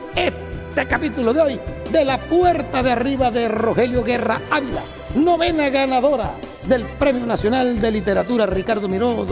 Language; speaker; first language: Spanish; native; Spanish